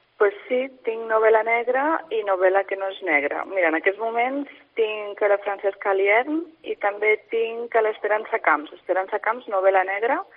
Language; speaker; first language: Catalan; native; Catalan